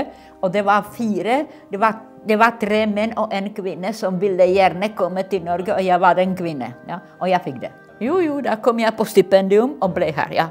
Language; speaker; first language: Norwegian; non-native, fluent; Czech